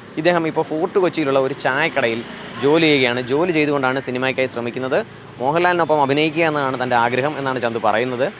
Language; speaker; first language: Malayalam; native; Malayalam